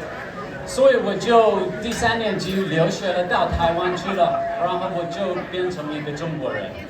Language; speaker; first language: Chinese; non-native, fluent; English